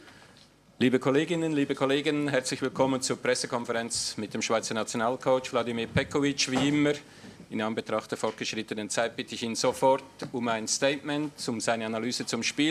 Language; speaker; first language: German; native; German